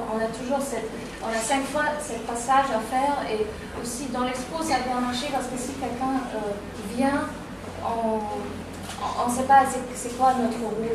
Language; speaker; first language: French; non-native, fluent; German